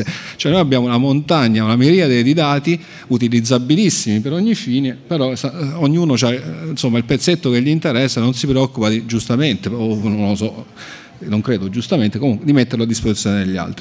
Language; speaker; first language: Italian; native; Italian